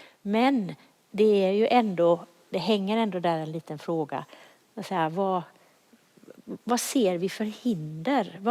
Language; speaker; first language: Swedish; native; Swedish